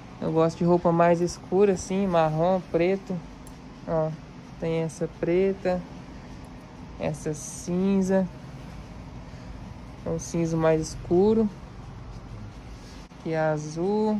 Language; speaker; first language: Portuguese; native; Portuguese